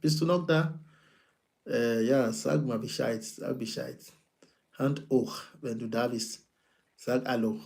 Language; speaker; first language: German; non-native, fluent; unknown